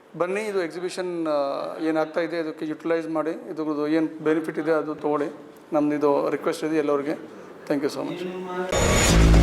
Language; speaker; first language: Kannada; non-native, local second language; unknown